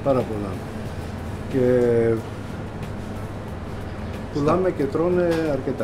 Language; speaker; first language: Greek; non-native, fluent; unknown